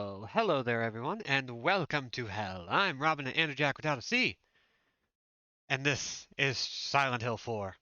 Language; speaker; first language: English; native; English